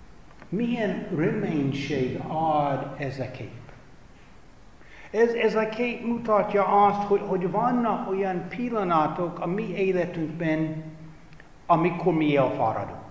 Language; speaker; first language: Hungarian; non-native, fluent; English